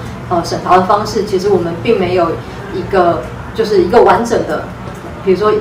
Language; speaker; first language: Chinese; native; Chinese